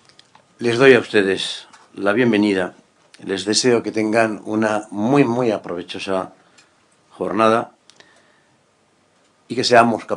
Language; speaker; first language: Spanish; native; Spanish